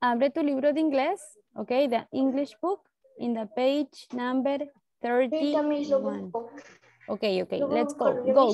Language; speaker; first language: English; non-native, learner; Spanish